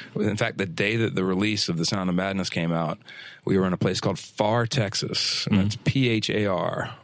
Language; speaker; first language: English; native; English